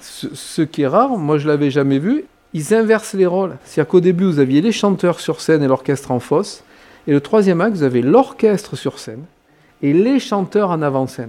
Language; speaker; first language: French; native; French